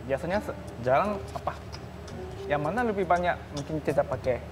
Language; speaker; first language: Indonesian; non-native, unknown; Japanese